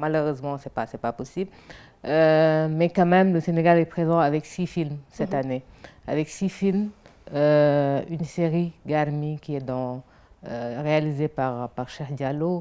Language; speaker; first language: French; non-native, local second language; Wolof